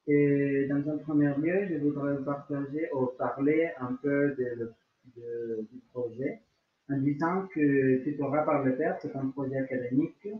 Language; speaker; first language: French; non-native, learner; Spanish